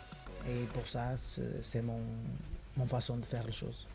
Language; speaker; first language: French; non-native, fluent; Portuguese